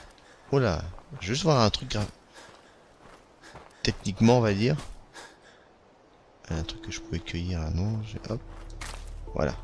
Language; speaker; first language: French; native; French